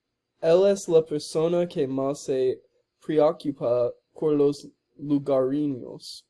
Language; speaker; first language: Spanish; non-native, learner; English